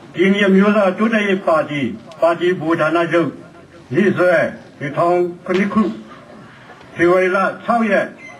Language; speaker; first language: Burmese; non-native, local second language; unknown